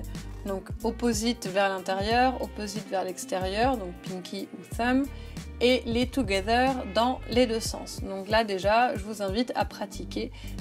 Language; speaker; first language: French; native; French